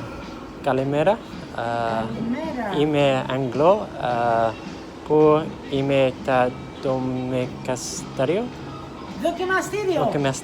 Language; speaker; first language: Greek; non-native, learner; English